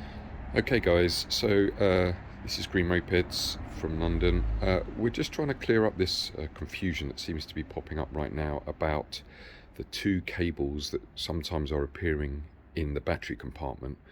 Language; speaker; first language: English; native; English